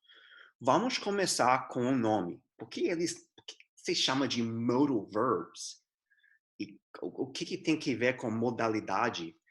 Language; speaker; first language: Portuguese; non-native, fluent; English